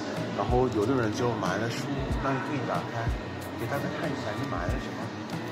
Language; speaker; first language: Chinese; non-native, fluent; English